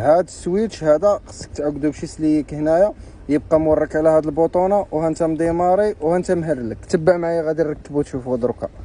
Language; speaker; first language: Arabic; native; Arabic